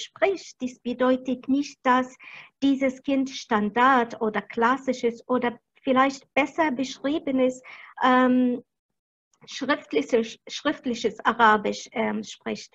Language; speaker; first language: German; non-native, fluent; Arabic